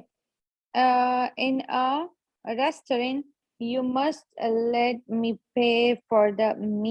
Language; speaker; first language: English; non-native, learner; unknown